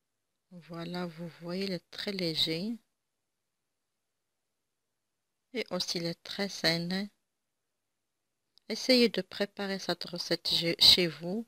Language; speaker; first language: French; non-native, local second language; Arabic